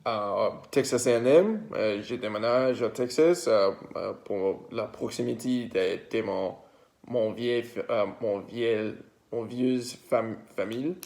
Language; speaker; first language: French; non-native, learner; English